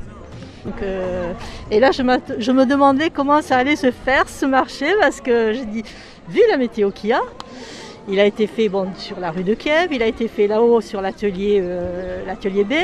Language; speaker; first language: French; early bilingual, other home language; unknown